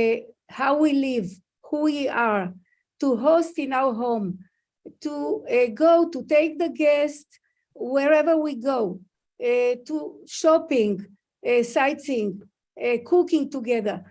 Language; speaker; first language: English; non-native, fluent; Hebrew